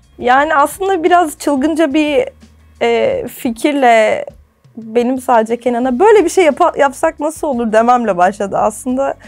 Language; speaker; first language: Turkish; native; Turkish